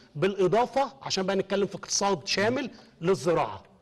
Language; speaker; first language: Arabic; native; Arabic